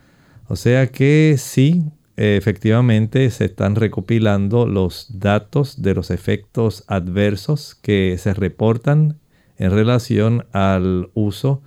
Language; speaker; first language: Spanish; native; Spanish